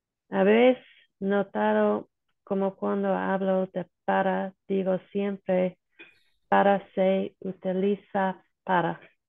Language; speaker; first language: Spanish; non-native, learner; English